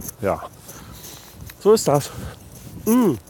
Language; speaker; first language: German; native; German